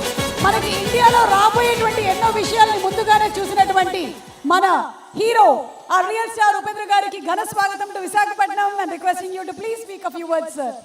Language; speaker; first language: Telugu; native; Telugu